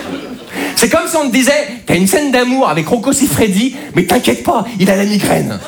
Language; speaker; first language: French; native; French